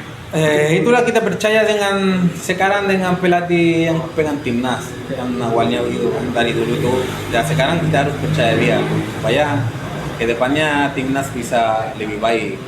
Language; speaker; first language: Indonesian; non-native, fluent; Spanish